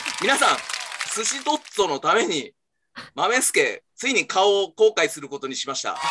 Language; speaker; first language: Japanese; native; Japanese